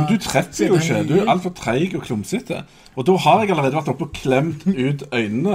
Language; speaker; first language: Norwegian; native; Norwegian